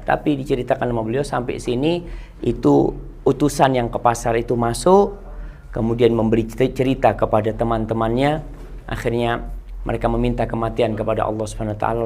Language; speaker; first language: Indonesian; native; Indonesian